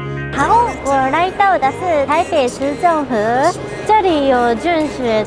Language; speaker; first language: Chinese; non-native, learner; Japanese